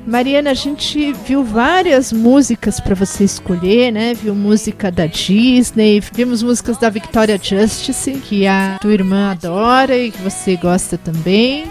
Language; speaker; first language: Portuguese; native; Portuguese